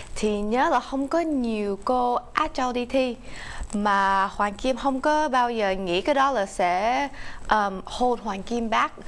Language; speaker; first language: Vietnamese; early bilingual, heritage; Vietnamese